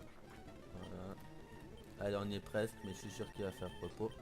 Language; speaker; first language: French; native; French